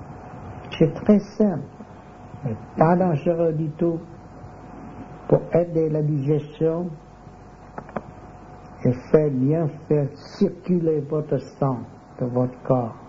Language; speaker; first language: French; non-native, learner; Vietnamese